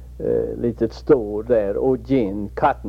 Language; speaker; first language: Swedish; early bilingual, heritage; Swedish